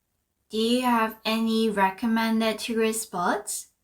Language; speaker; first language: English; non-native, fluent; Korean